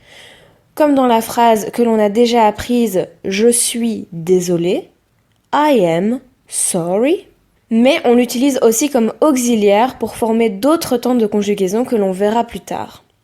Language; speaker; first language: French; native; French